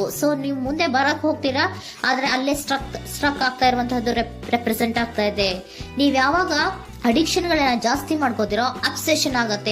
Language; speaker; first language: Kannada; native; Kannada